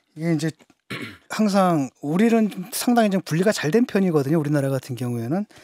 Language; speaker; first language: Korean; native; Korean